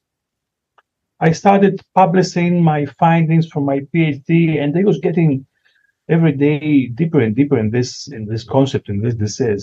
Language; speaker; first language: English; non-native, fluent; Greek